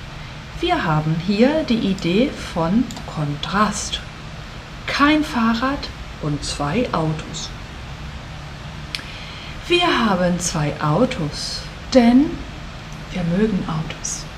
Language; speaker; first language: German; non-native, fluent; Portuguese